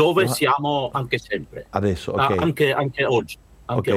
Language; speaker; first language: Italian; non-native, learner; Russian